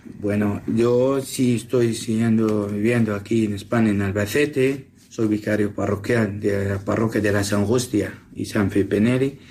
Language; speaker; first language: Spanish; non-native, learner; Assyrian Neo-Aramaic